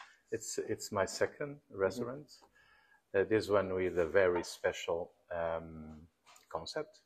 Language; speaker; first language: English; non-native, fluent; Portuguese